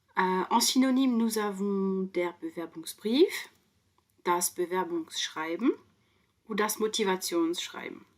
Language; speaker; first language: German; non-native, fluent; French